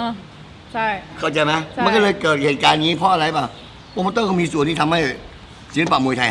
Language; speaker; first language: Thai; native; Thai